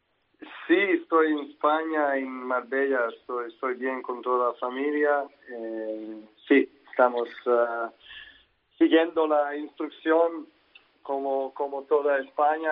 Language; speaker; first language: Spanish; non-native, learner; Serbian